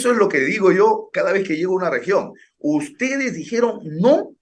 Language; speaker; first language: Spanish; native; Spanish